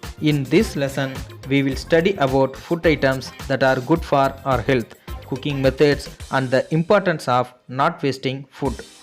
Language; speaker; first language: English; non-native, local second language; Tamil